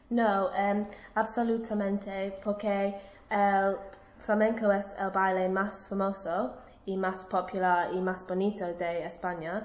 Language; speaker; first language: Spanish; non-native, learner; English